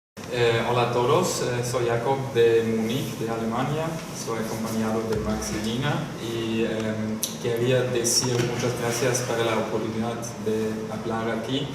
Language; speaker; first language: Spanish; non-native, fluent; German